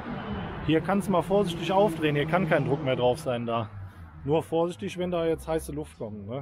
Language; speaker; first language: German; native; German